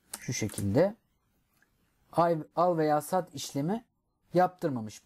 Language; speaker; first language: Turkish; native; Turkish